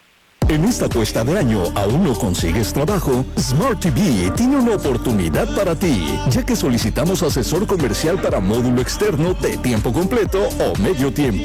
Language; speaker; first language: Spanish; native; Spanish